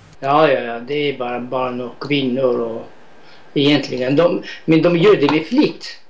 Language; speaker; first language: Swedish; non-native, fluent; Arabic